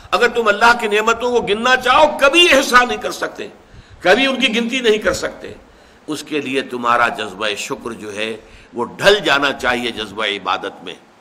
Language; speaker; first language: Urdu; native; Urdu